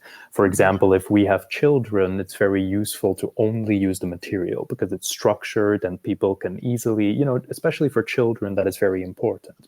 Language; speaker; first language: English; non-native, fluent; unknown